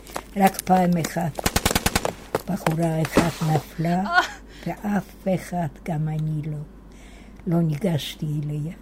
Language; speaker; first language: Hebrew; non-native, fluent; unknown